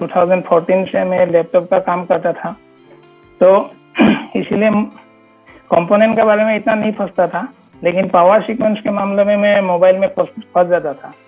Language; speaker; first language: Hindi; non-native, local second language; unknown